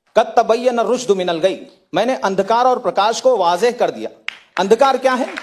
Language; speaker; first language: Hindi; native; Hindi